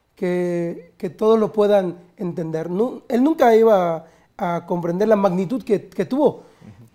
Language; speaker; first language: Spanish; native; Spanish